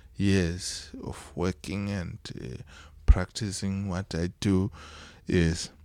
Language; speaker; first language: English; non-native, local second language; Shona